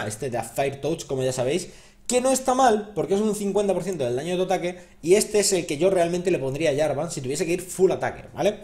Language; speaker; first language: Spanish; native; Spanish